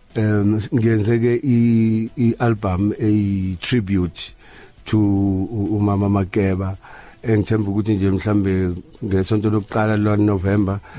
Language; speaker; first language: Zulu; native; Zulu